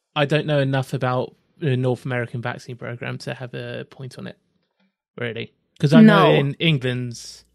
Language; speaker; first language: English; native; English